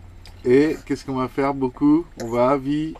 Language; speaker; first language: French; native; French